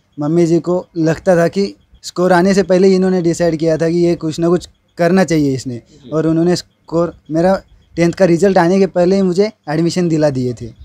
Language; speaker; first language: Hindi; non-native, local second language; Marathi